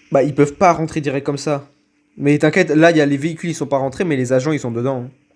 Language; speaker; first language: French; native; French